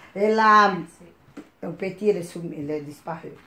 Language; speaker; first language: French; non-native, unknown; Portuguese